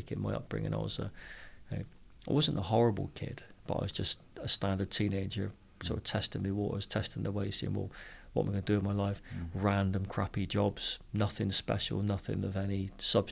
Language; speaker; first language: English; native; English